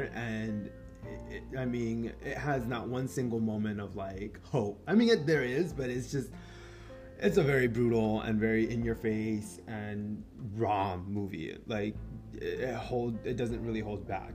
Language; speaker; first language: English; non-native, fluent; Spanish